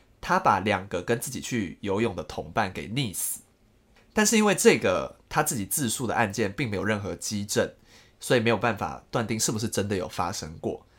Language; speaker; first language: Chinese; native; Chinese